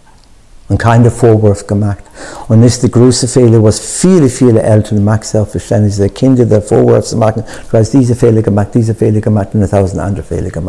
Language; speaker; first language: German; non-native, fluent; English